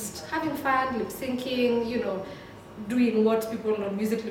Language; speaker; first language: English; non-native, local second language; Swahili